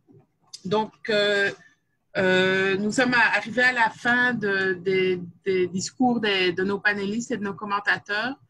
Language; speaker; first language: French; native; French